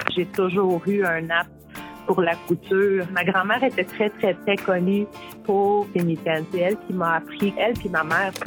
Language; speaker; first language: French; native; French